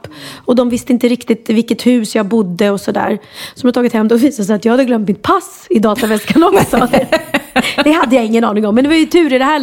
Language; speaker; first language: Swedish; native; Swedish